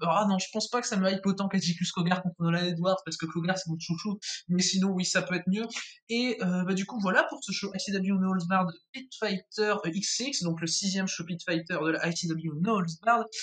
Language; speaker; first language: French; native; French